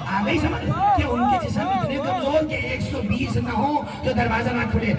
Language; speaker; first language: Urdu; native; Urdu